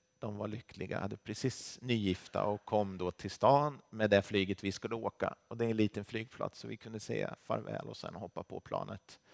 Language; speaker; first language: Swedish; native; Swedish